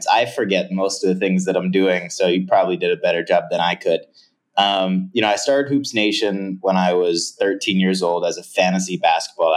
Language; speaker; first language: English; native; English